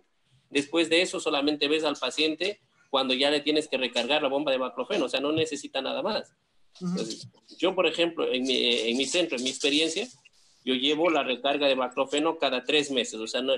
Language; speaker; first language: Spanish; native; Spanish